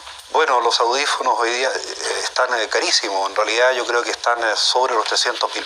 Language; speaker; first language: Spanish; native; Spanish